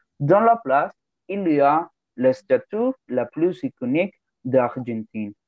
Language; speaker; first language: French; non-native, learner; Spanish